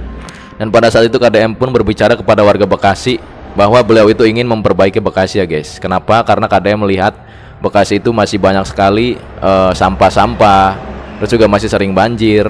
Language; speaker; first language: Indonesian; native; Indonesian